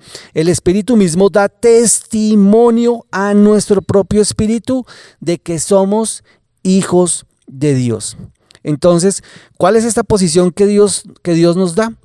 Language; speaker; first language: Spanish; native; Spanish